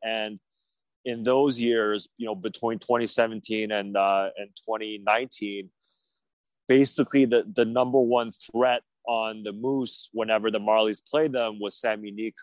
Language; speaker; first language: English; native; English